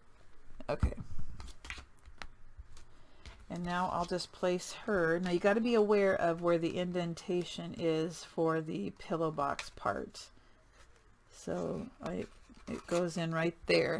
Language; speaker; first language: English; native; English